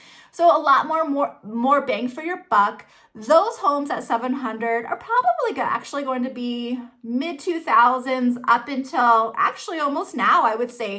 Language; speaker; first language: English; native; English